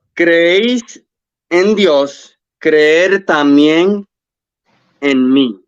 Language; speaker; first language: Spanish; early bilingual, heritage; English